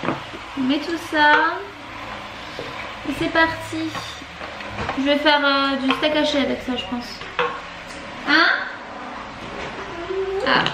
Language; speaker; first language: French; native; French